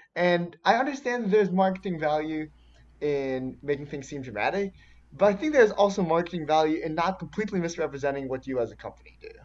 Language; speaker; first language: English; early bilingual, other home language; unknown